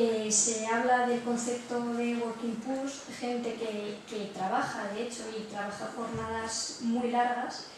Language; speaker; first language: Spanish; native; Spanish